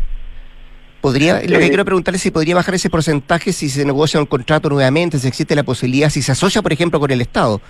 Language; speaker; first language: Spanish; native; Spanish